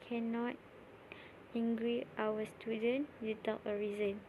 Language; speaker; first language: English; non-native, learner; Malay